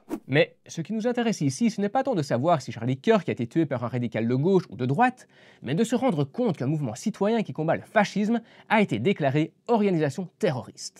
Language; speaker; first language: French; native; French